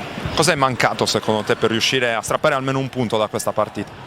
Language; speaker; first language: Italian; native; Italian